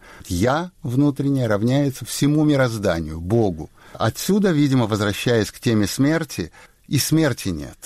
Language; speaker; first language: Russian; native; Russian